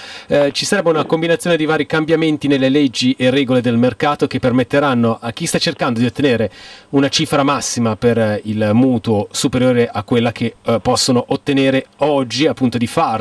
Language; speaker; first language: Italian; native; Italian